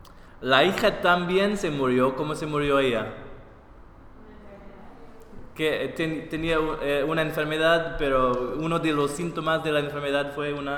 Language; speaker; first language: Spanish; non-native, fluent; English